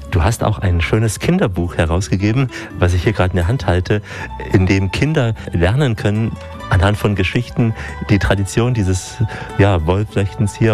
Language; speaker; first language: German; native; German